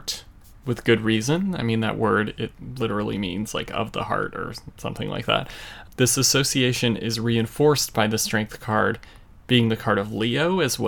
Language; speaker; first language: English; native; English